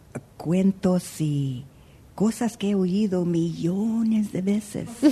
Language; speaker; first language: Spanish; early bilingual, heritage; Spanish